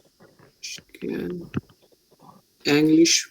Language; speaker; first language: German; non-native, learner; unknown